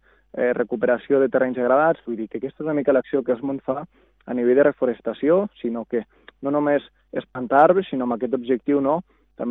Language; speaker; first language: Catalan; native; Catalan